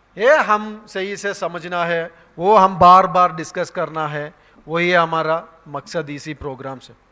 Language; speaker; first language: Hindi; non-native, local second language; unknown